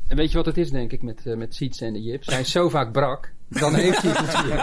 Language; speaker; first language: Dutch; native; Dutch